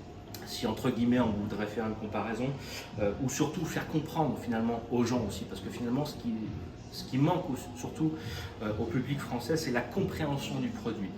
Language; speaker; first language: French; native; French